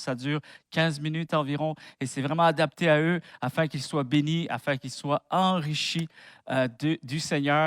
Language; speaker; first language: French; native; French